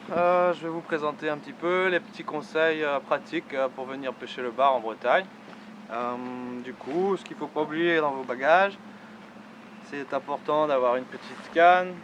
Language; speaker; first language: French; native; French